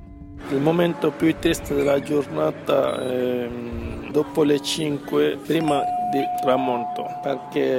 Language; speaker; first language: Italian; non-native, fluent; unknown